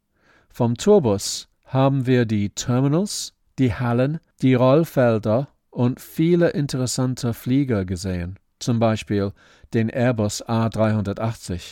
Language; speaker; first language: German; non-native, fluent; English